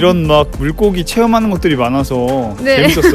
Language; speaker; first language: Korean; native; Korean